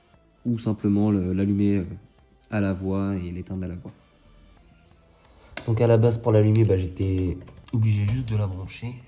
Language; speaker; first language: French; native; French